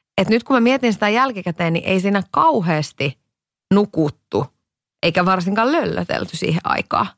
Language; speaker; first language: Finnish; native; Finnish